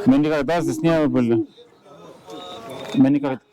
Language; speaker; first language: Russian; non-native, learner; Lithuanian